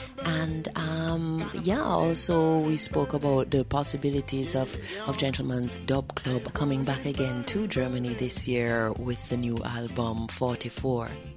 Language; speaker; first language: English; native; English